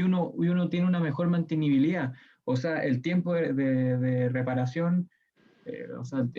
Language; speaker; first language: Spanish; native; Spanish